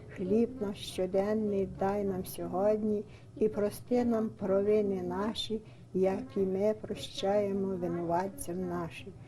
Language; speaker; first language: Ukrainian; native; Ukrainian